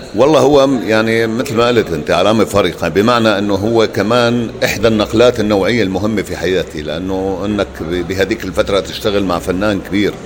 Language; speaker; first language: Arabic; native; Arabic